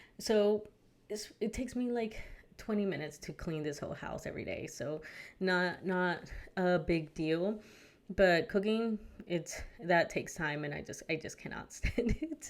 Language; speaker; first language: English; early bilingual, other home language; Spanish